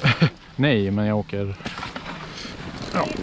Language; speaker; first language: Swedish; native; Swedish